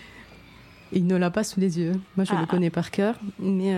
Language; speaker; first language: French; non-native, fluent; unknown